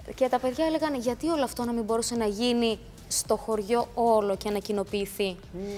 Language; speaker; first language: Greek; native; Greek